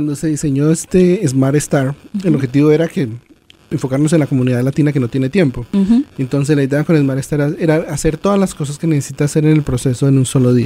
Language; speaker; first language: Spanish; native; Spanish